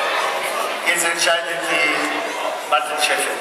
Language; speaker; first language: German; native; German